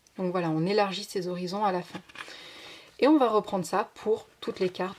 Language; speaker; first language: French; native; French